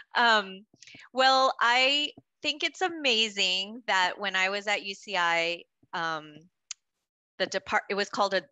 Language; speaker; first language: English; native; English